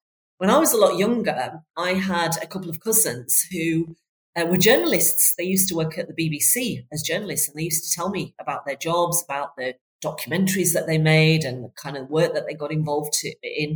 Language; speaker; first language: English; native; English